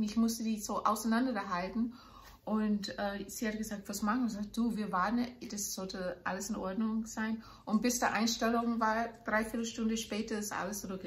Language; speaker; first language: German; non-native, fluent; English